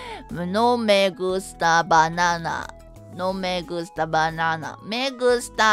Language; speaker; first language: Spanish; non-native, learner; Japanese